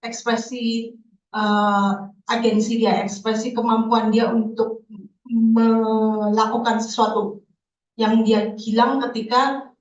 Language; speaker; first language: Indonesian; native; Indonesian